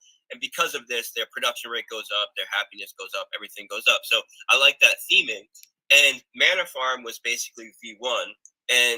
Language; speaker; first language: English; native; English